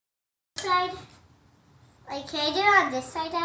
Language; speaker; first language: English; native; English